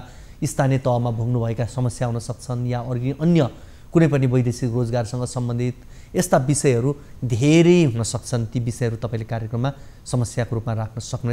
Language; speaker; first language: Nepali; native; Nepali